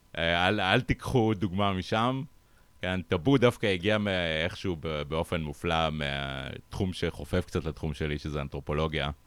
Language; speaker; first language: Hebrew; early bilingual, other home language; Russian